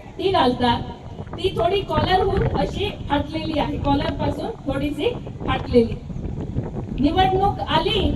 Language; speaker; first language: Marathi; native; Marathi